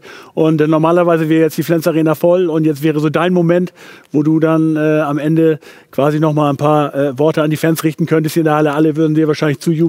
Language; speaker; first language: German; native; German